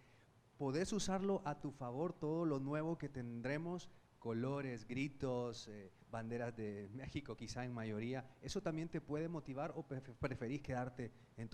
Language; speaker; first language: Spanish; native; Spanish